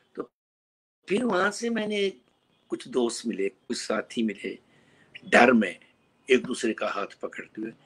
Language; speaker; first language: Hindi; native; Hindi